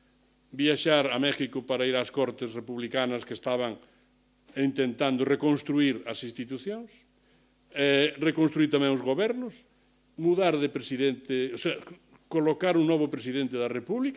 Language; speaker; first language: Galician; native; Galician